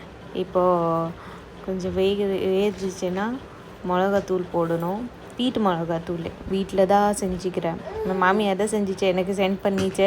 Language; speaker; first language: Tamil; non-native, learner; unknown